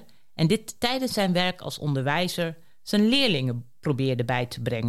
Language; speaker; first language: Dutch; native; Dutch